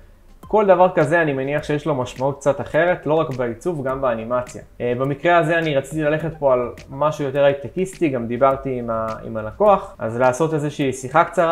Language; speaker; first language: Hebrew; native; Hebrew